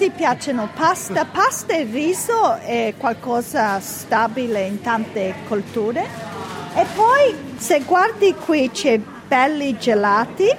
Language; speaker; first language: Italian; early bilingual, heritage; Italian